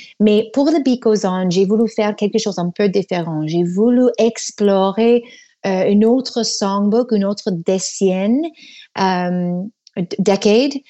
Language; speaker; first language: French; non-native, fluent; English